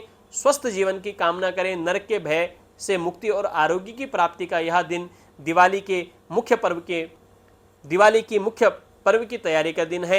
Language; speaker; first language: Hindi; native; Hindi